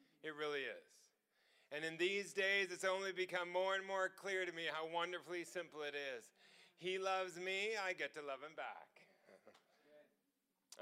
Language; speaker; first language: English; native; English